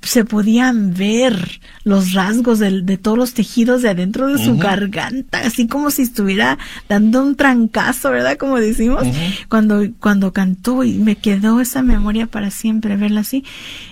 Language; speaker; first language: Spanish; early bilingual, heritage; Spanish